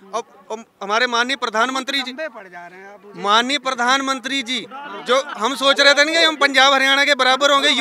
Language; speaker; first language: Hindi; native; Hindi